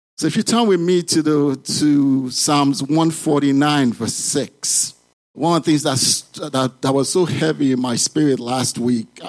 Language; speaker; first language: English; non-native, local second language; Yoruba